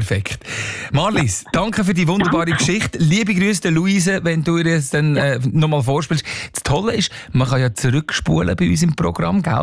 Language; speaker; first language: German; native; German